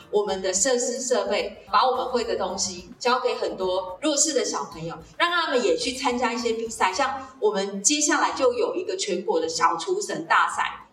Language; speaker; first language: Chinese; native; Chinese